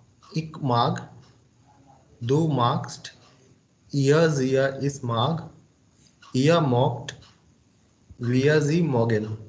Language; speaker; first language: German; non-native, learner; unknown